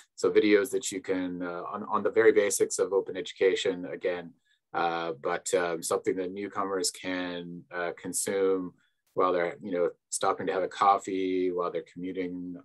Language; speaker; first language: English; native; English